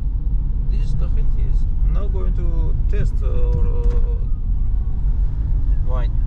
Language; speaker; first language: English; non-native, learner; Georgian